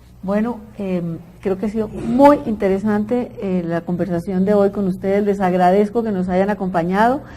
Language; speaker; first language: Spanish; native; Spanish